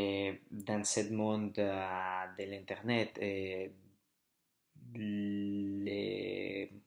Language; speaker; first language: French; non-native, learner; Spanish